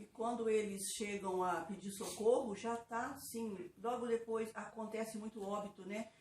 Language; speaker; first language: Portuguese; native; Portuguese